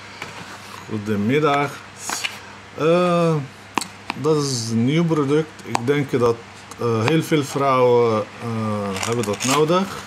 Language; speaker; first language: Dutch; non-native, learner; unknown